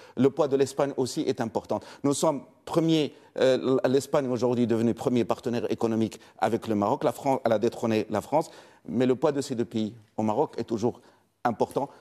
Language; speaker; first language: French; non-native, local second language; Arabic